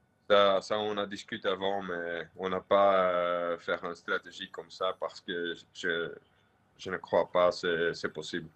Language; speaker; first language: French; non-native, local second language; Dutch